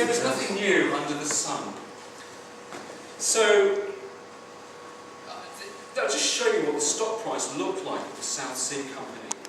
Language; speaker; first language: English; native; English